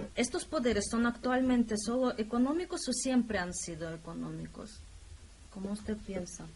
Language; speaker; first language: Spanish; non-native, fluent; Russian